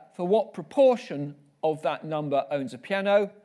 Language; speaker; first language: English; native; English